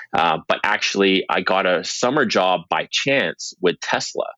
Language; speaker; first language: English; native; English